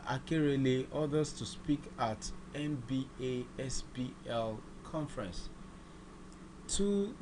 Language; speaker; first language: English; non-native, local second language; Yoruba